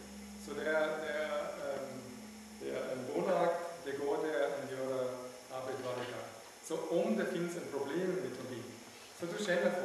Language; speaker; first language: Swedish; non-native, learner; German